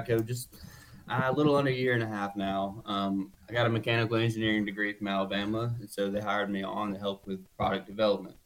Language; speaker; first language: English; native; English